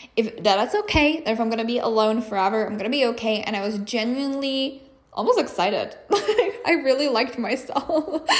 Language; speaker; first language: English; non-native, fluent; Czech